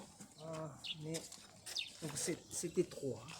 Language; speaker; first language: French; non-native, fluent; Japanese